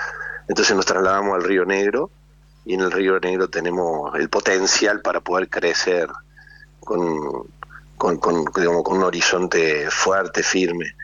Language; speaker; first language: Spanish; native; Spanish